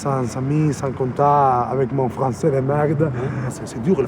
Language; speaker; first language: French; non-native, learner; Spanish